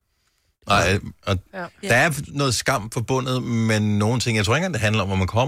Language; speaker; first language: Danish; native; Danish